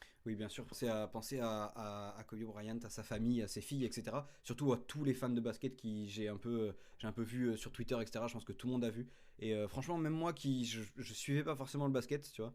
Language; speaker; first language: French; native; French